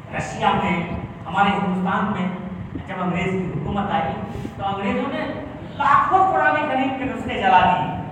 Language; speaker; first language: Urdu; native; Urdu